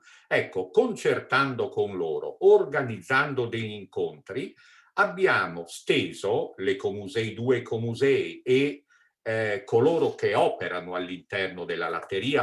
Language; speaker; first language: Italian; native; Italian